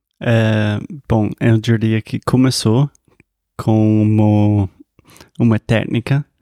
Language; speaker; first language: Portuguese; non-native, fluent; English